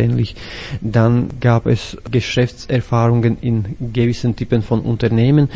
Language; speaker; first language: German; non-native, fluent; Slovak